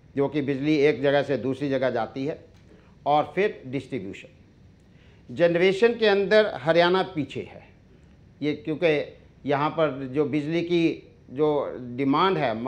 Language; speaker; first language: Hindi; native; Hindi